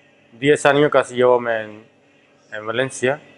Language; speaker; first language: Spanish; non-native, fluent; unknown